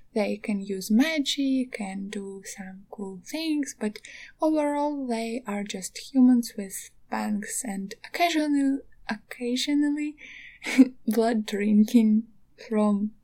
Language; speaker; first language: English; non-native, learner; Ukrainian